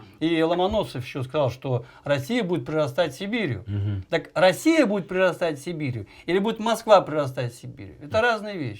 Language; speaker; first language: Russian; native; Russian